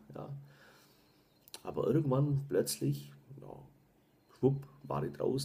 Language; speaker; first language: German; native; German